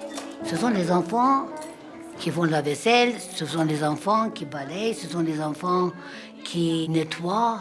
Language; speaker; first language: French; non-native, fluent; Armenian